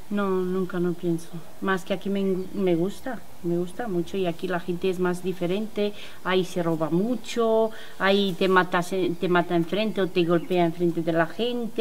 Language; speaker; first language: Spanish; non-native, fluent; Romanian